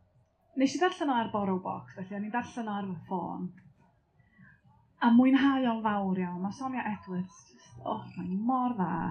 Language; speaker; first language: Welsh; native; Welsh